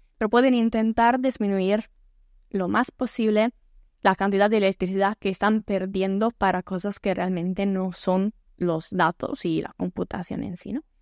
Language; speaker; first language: Spanish; non-native, fluent; Italian